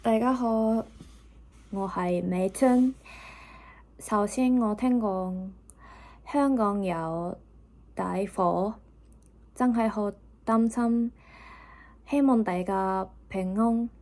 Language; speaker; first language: Cantonese; non-native, learner; Japanese